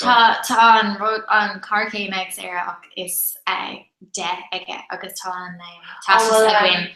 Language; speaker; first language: Irish; non-native, local second language; English